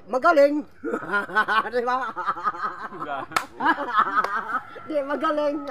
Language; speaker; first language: Filipino; non-native, local second language; Cebuano